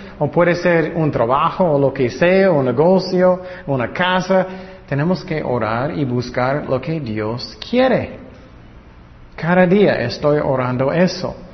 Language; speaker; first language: Spanish; non-native, fluent; English